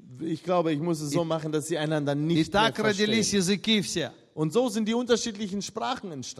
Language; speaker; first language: German; non-native, fluent; Russian